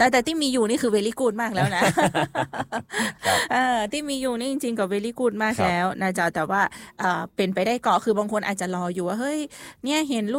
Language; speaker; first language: Thai; non-native, local second language; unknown